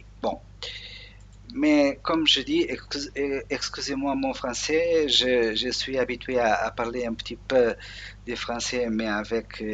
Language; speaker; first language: French; non-native, learner; Portuguese